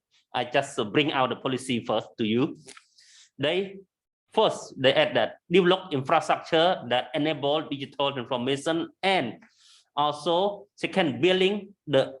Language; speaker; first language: English; non-native, learner; Khmer